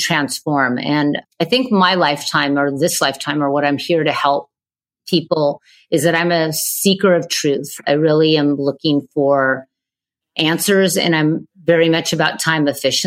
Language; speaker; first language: English; native; English